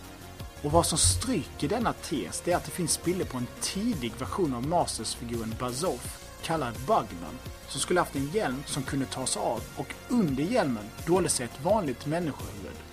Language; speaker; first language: Swedish; native; Swedish